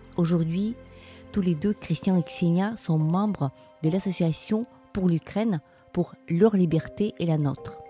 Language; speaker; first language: French; non-native, fluent; Ukrainian